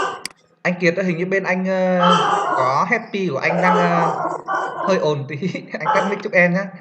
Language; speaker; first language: Vietnamese; native; Vietnamese